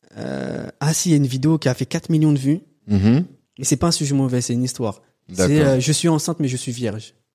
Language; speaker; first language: French; native; French